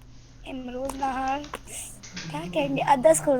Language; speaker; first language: Persian; non-native, learner; Urdu